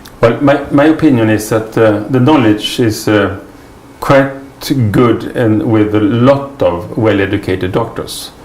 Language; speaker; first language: English; non-native, fluent; Swedish